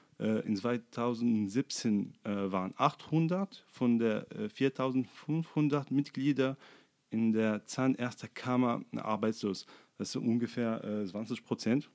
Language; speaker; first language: German; non-native, fluent; Arabic